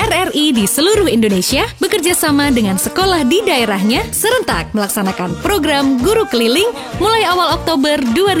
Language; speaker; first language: Indonesian; native; Indonesian